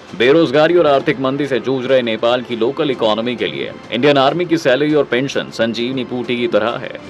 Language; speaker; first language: Hindi; native; Hindi